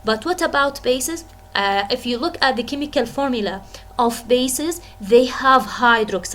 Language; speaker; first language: English; non-native, fluent; Arabic